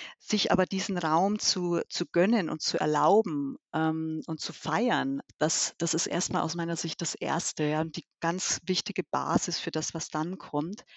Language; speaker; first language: German; early bilingual, other home language; Albanian